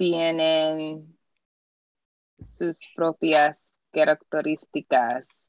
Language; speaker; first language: Spanish; non-native, learner; English